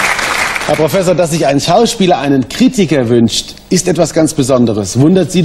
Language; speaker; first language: German; native; German